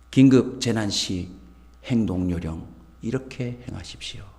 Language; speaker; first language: Korean; native; Korean